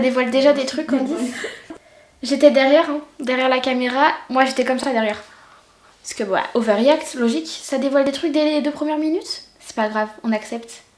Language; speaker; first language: French; native; French